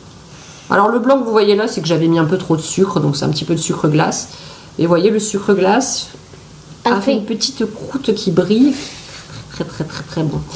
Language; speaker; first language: French; native; French